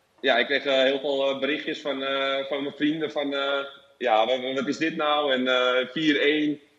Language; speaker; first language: Dutch; native; Dutch